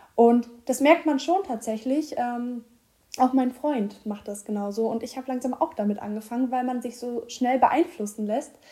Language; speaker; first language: German; native; German